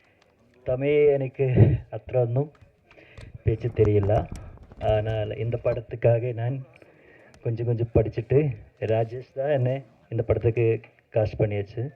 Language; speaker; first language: Tamil; non-native, learner; Malayalam